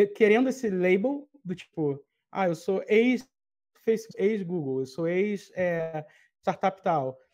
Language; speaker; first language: Portuguese; native; Portuguese